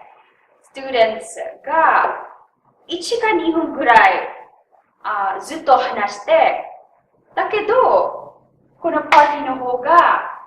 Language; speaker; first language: Japanese; non-native, learner; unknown